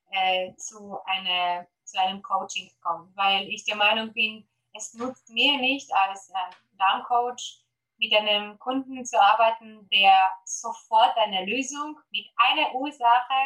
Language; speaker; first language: German; non-native, fluent; Polish